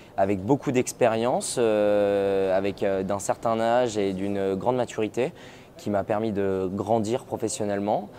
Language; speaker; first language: French; native; French